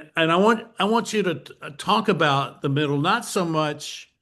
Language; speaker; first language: English; native; English